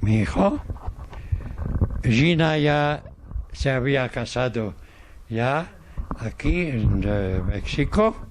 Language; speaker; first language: Spanish; non-native, fluent; Arabic